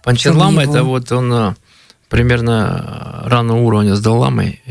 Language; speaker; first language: Russian; native; Russian